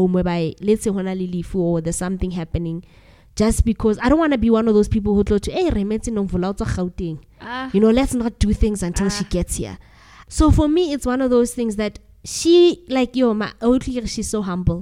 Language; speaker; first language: English; non-native, local second language; Southern Sotho